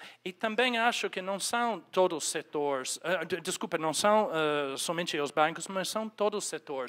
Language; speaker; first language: Portuguese; non-native, fluent; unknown